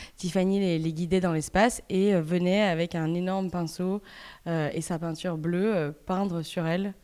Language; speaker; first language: French; native; French